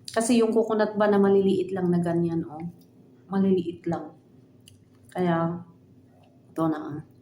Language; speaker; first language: Filipino; native; Filipino